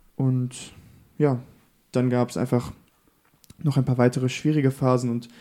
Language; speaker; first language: German; native; German